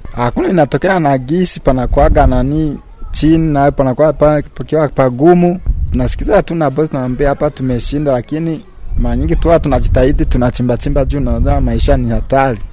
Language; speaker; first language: Swahili; non-native, local second language; Rundi